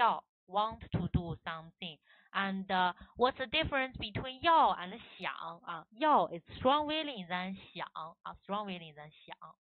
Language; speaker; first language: English; non-native, learner; Chinese